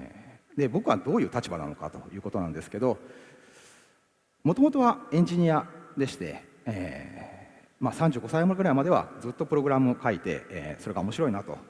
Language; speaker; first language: Japanese; native; Japanese